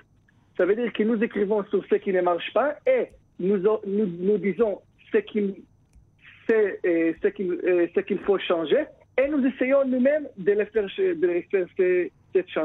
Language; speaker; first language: French; non-native, fluent; Hebrew